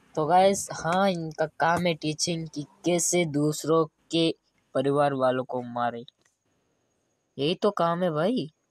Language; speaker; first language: Hindi; native; Hindi